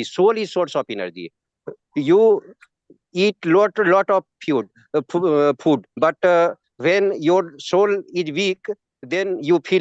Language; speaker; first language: English; non-native, learner; Hindi